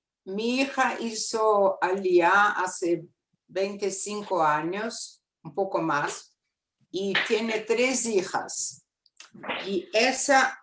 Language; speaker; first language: Spanish; non-native, fluent; Portuguese